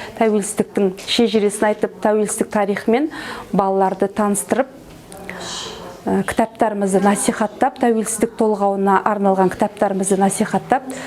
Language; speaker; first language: Kazakh; native; Kazakh